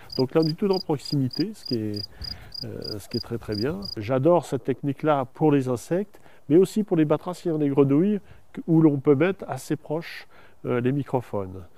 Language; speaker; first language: French; native; French